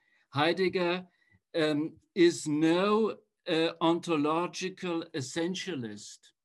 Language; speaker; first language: English; non-native, fluent; German